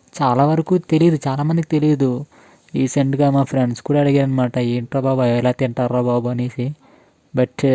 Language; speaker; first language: Telugu; non-native, local second language; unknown